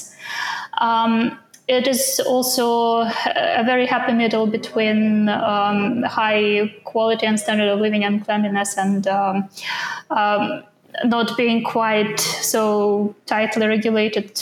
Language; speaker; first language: English; non-native, fluent; Ukrainian